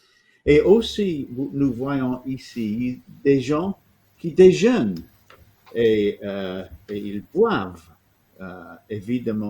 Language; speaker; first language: French; non-native, fluent; English